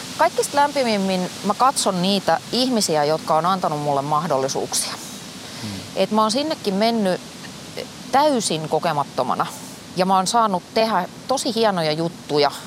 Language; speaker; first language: Finnish; native; Finnish